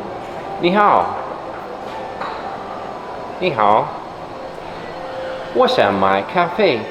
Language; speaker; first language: Chinese; non-native, learner; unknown